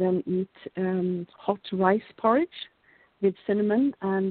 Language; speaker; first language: English; non-native, fluent; Norwegian